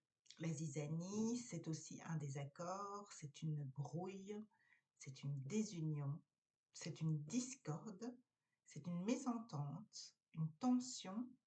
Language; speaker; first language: French; native; French